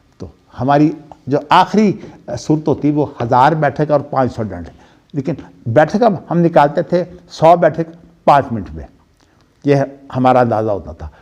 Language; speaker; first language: Urdu; non-native, local second language; Punjabi